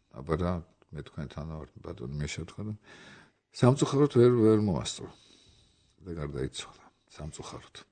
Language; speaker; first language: Georgian; native; Georgian